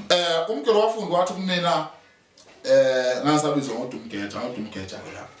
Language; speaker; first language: Zulu; native; Zulu